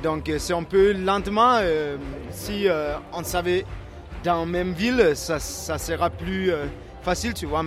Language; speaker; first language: French; non-native, learner; Danish